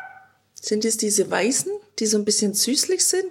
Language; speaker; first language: German; native; German